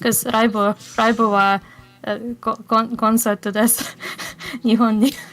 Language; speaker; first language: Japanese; non-native, learner; English